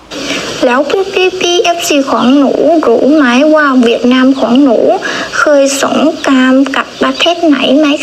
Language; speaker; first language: Thai; non-native, learner; Vietnamese